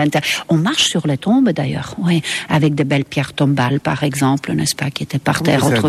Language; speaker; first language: French; non-native, fluent; Estonian